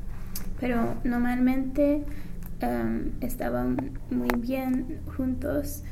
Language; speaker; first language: Spanish; non-native, learner; English